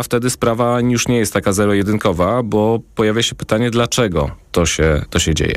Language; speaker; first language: Polish; native; Polish